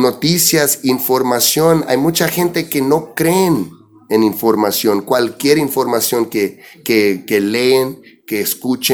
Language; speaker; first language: Spanish; early bilingual, heritage; English